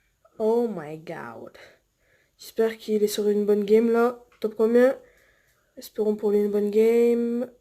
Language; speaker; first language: French; native; French